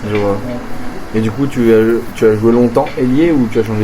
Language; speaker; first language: French; native; French